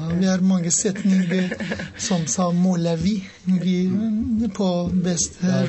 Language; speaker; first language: Norwegian; non-native, learner; Persian